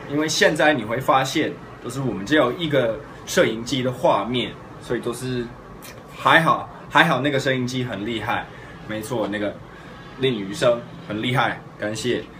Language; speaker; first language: Chinese; early bilingual, heritage; Chinese